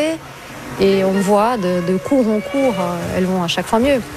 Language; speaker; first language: French; non-native, fluent; Portuguese